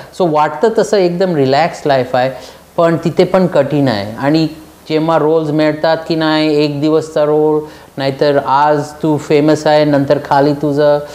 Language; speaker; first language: Marathi; early bilingual, heritage; Marathi